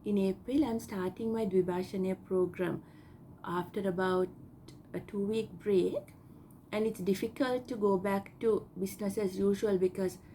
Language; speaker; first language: English; non-native, local second language; Sinhala